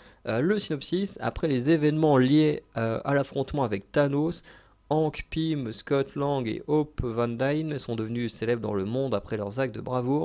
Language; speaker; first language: French; native; French